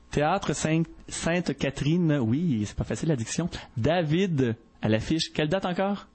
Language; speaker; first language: French; native; French